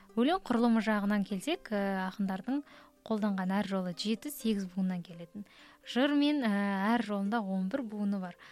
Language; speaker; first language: Kazakh; native; Kazakh